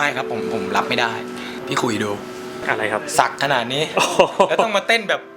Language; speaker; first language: Thai; native; Thai